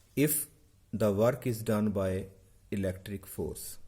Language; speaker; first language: English; non-native, local second language; Punjabi